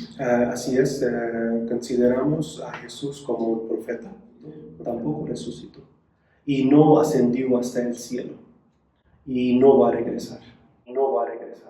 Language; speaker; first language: Spanish; non-native, fluent; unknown